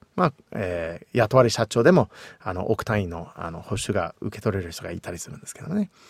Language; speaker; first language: Japanese; non-native, fluent; English